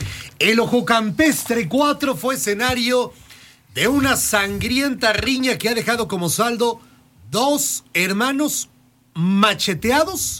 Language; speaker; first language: Spanish; native; Spanish